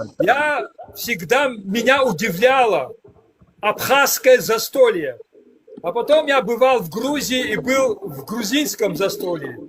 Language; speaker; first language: Russian; non-native, local second language; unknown